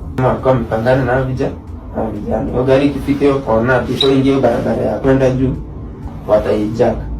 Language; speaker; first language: Swahili; non-native, local second language; Gusii